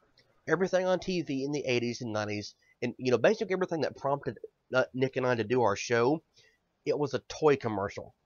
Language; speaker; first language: English; native; English